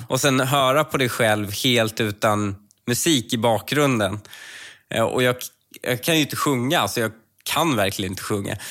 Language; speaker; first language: Swedish; early bilingual, other home language; Persian